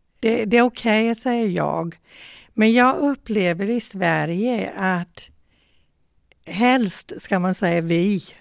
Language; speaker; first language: Swedish; non-native, fluent; English